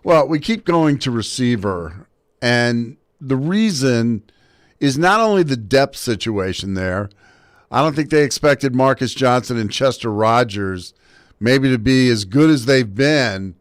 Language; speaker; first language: English; native; English